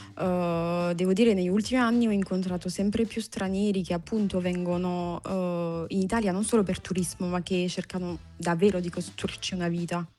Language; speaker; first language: Italian; non-native, fluent; French